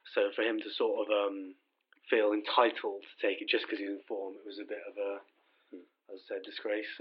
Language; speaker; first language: English; native; English